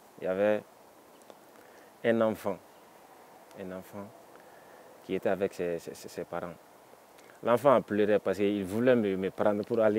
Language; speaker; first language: French; non-native, local second language; Bambara